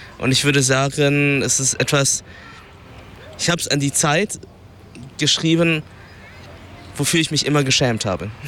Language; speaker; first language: German; early bilingual, other home language; Vietnamese